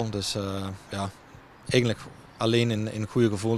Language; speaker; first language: Dutch; non-native, fluent; Danish